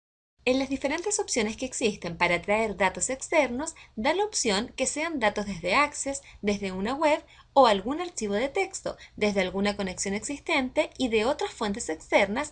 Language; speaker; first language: Spanish; native; Spanish